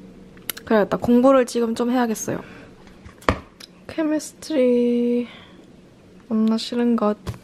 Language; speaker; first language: Korean; early bilingual, heritage; Korean